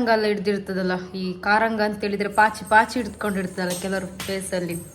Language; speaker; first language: Kannada; native; Kannada